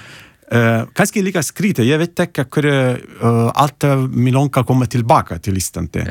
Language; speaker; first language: Icelandic; non-native, learner; Italian